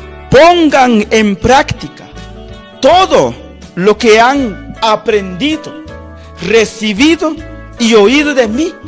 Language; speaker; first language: Spanish; non-native, local second language; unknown